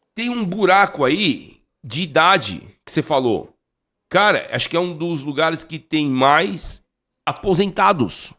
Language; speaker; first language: Portuguese; native; Portuguese